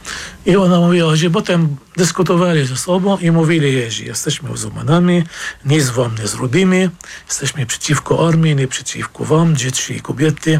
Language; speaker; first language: Polish; non-native, fluent; Arabic